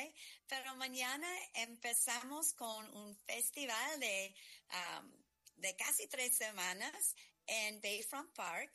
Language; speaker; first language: Spanish; non-native, learner; English